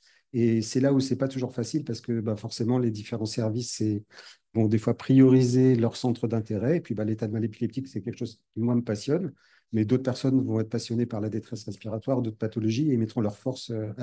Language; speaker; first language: French; native; French